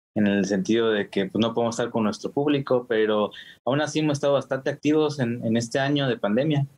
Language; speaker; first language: Spanish; native; Spanish